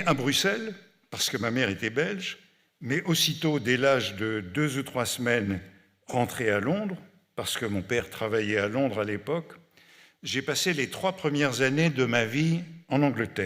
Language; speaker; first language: French; native; French